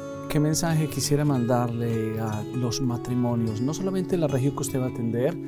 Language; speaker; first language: Spanish; native; Spanish